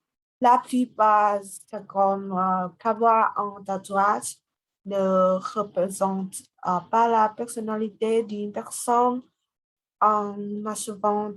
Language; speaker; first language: French; non-native, learner; Vietnamese